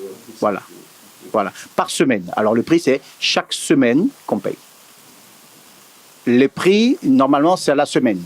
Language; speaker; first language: French; native; French